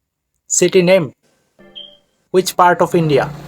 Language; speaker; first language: English; non-native, fluent; Bangla